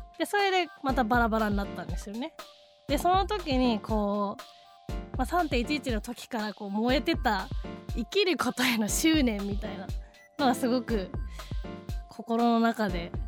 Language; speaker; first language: Japanese; native; Japanese